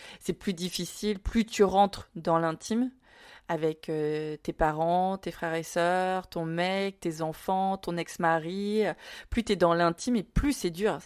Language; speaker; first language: French; early bilingual, other home language; Vietnamese